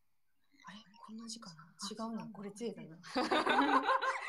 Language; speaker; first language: Japanese; native; Japanese